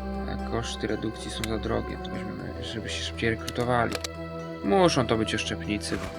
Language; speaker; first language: Polish; native; Polish